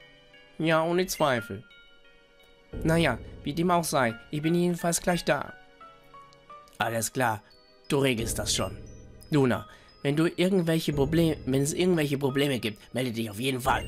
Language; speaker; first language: German; native; German